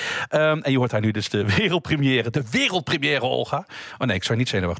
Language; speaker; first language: Dutch; native; Dutch